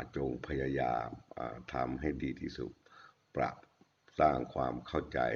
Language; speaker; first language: Thai; native; Thai